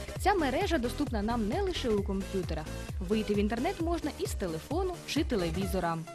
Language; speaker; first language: Ukrainian; native; Ukrainian